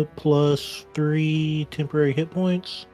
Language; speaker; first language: English; native; English